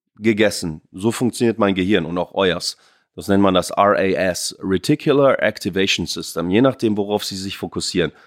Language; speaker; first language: German; native; German